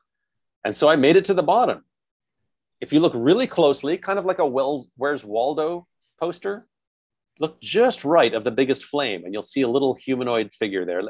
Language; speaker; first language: English; native; English